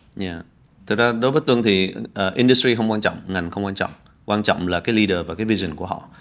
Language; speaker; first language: Vietnamese; early bilingual, heritage; Vietnamese